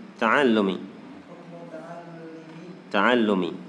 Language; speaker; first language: Arabic; non-native, fluent; Indonesian